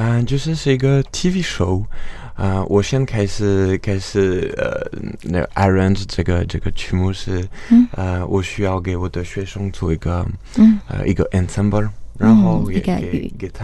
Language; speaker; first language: Chinese; non-native, fluent; French